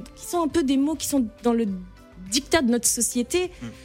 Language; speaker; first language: French; non-native, local second language; Arabic